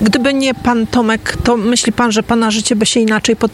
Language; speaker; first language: Polish; native; Polish